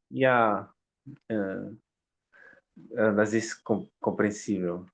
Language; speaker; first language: German; non-native, learner; Portuguese